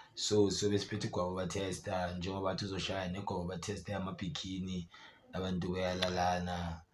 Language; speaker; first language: Zulu; native; Zulu